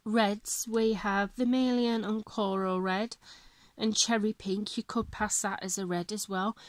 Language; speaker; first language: English; native; English